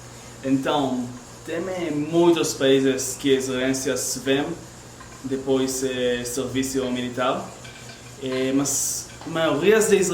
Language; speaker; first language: Portuguese; non-native, learner; Hebrew